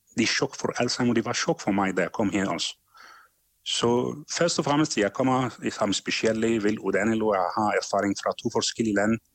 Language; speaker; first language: Danish; non-native, fluent; Arabic